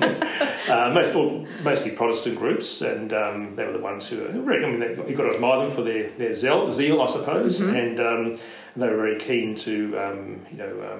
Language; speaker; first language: English; native; English